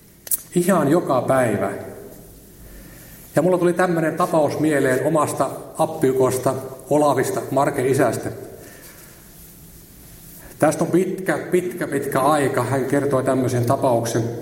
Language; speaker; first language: Finnish; native; Finnish